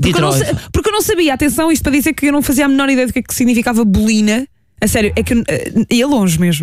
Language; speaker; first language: Portuguese; native; Portuguese